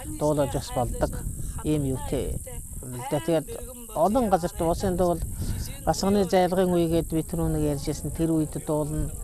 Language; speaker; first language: Mongolian; non-native, local second language; Buriat